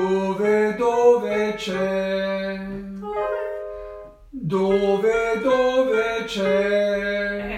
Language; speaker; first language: Italian; non-native, learner; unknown